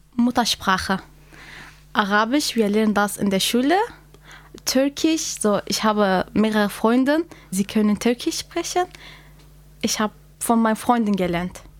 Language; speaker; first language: German; non-native, learner; Kurdish